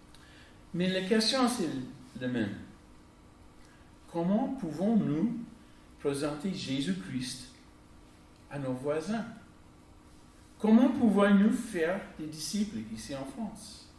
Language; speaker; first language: French; non-native, fluent; English